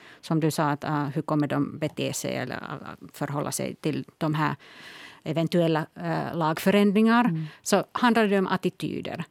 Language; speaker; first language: Swedish; non-native, local second language; Finnish